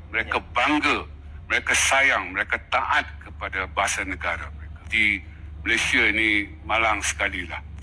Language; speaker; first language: Malay; native; Malay